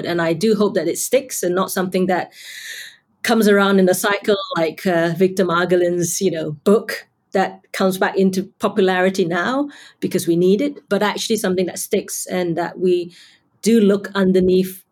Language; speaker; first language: English; non-native, local second language; Cantonese